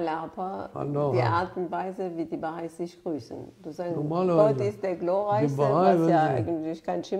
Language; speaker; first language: German; non-native, local second language; Luxembourgish